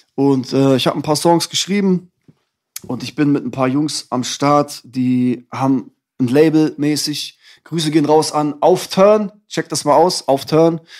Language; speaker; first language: German; native; German